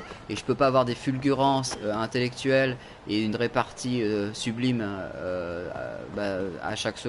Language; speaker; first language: French; native; French